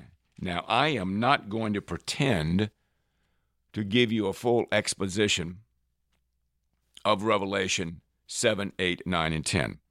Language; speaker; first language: English; native; English